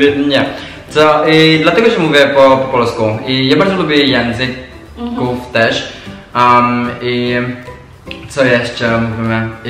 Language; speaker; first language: Polish; non-native, learner; Indonesian